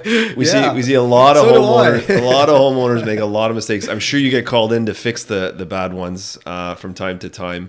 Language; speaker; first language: English; native; English